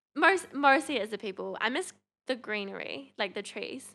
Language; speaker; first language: English; native; English